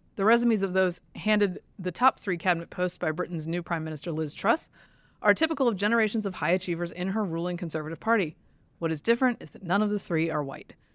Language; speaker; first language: English; native; English